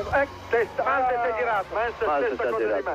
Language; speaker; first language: Italian; native; Italian